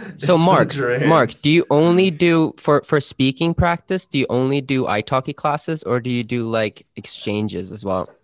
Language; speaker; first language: English; non-native, fluent; Swedish